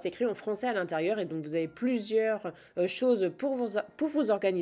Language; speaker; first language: French; native; French